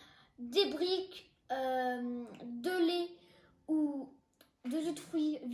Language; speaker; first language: French; native; French